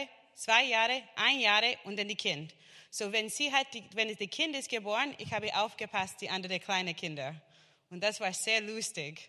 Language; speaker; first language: German; non-native, learner; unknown